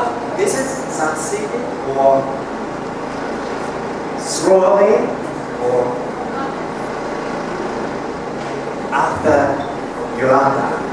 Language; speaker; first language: English; non-native, learner; Japanese